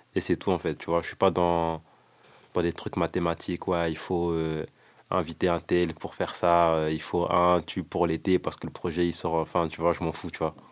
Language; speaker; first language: French; early bilingual, other home language; Lingala